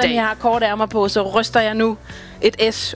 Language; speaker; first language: Danish; native; Danish